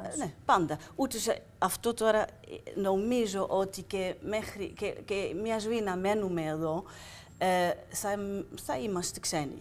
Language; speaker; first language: Greek; non-native, fluent; Dutch